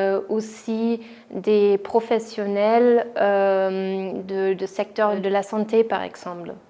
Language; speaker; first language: French; non-native, fluent; German